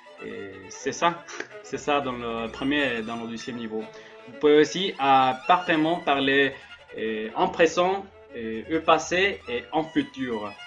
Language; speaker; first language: French; non-native, learner; Spanish